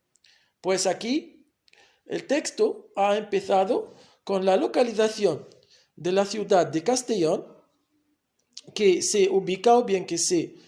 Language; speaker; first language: Spanish; non-native, fluent; Arabic